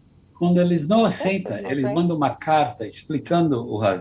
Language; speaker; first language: Portuguese; non-native, fluent; English